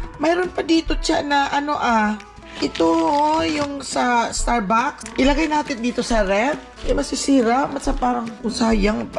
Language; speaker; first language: Filipino; non-native, local second language; Cebuano